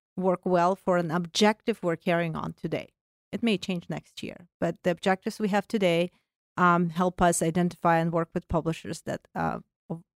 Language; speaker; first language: English; non-native, fluent; Russian